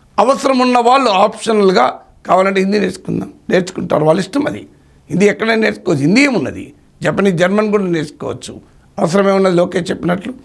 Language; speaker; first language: Telugu; native; Telugu